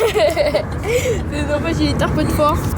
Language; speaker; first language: French; native; French